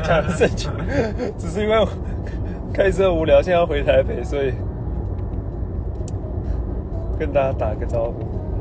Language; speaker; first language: Chinese; native; Chinese